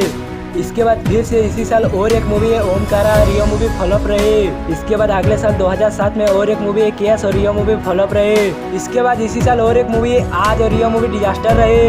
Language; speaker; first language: Hindi; non-native, local second language; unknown